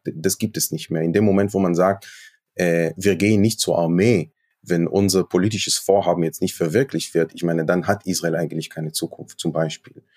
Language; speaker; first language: German; non-native, fluent; Hebrew